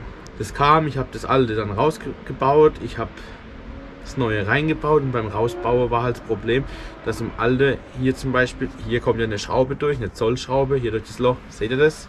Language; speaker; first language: German; native; German